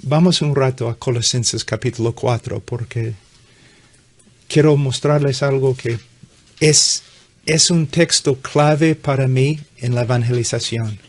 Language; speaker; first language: Spanish; non-native, fluent; English